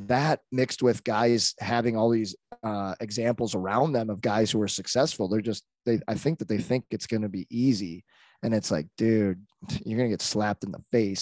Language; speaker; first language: English; native; English